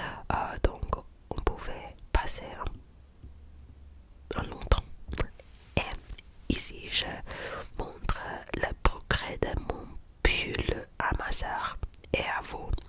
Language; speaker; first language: French; non-native, learner; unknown